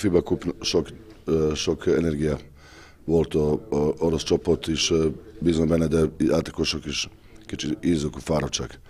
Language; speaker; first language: Hungarian; non-native, learner; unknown